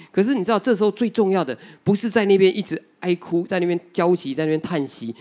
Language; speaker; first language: Chinese; native; Chinese